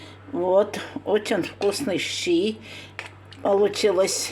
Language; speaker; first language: Russian; non-native, local second language; Tatar